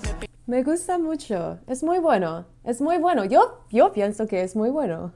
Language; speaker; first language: Spanish; non-native, fluent; English